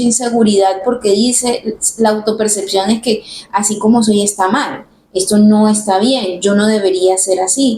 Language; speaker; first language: Spanish; native; Spanish